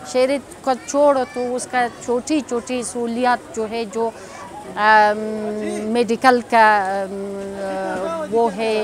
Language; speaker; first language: Hindi; non-native, learner; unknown